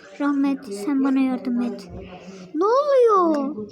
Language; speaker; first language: Turkish; native; Turkish